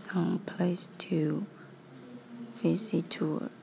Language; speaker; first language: English; non-native, learner; Chinese